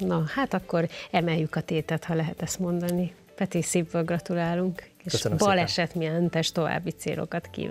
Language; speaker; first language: Hungarian; native; Hungarian